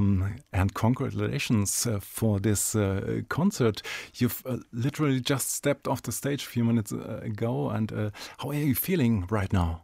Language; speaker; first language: English; non-native, fluent; German